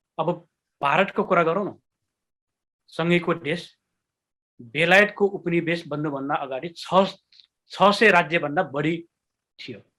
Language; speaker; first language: Nepali; non-native, local second language; Newari